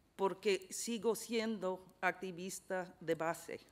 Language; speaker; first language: Spanish; non-native, fluent; English